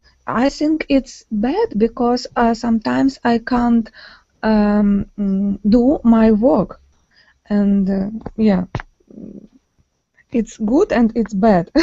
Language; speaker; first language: English; non-native, learner; Ukrainian